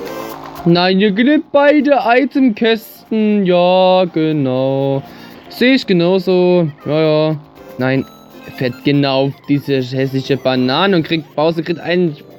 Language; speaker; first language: German; native; German